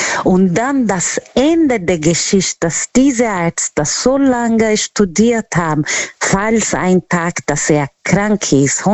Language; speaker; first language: German; non-native, learner; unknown